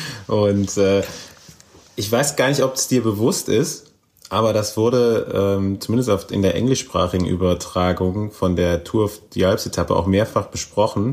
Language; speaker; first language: German; native; German